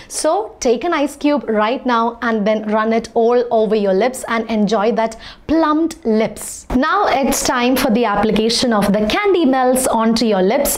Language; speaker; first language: English; non-native, local second language; Malayalam